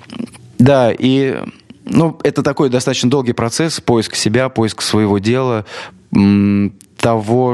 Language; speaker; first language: Russian; native; Russian